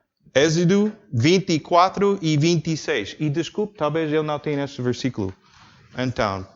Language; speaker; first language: Portuguese; non-native, learner; English